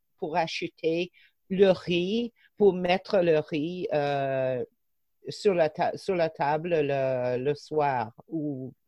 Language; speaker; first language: French; non-native, fluent; English